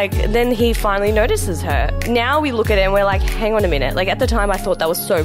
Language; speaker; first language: English; non-native, local second language; Memoni